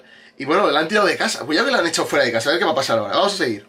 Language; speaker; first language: Spanish; native; Spanish